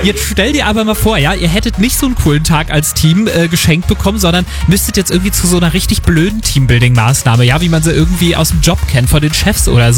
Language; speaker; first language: German; native; German